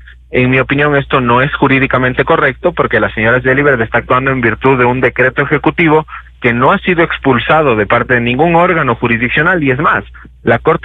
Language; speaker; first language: Spanish; native; Spanish